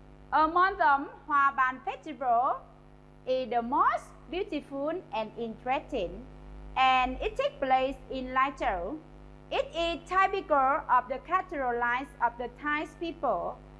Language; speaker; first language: English; non-native, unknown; Vietnamese